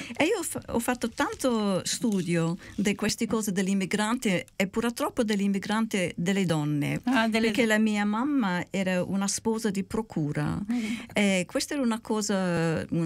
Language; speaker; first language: Italian; early bilingual, heritage; Italian